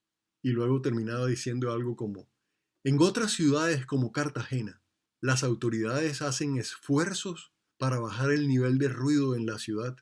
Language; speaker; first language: Spanish; native; Spanish